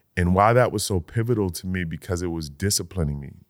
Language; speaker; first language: English; native; English